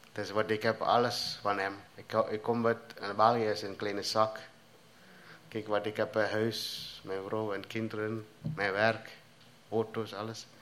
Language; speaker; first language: Dutch; non-native, learner; Tamil